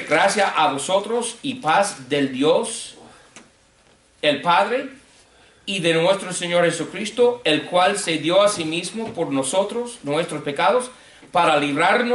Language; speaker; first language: Spanish; non-native, fluent; English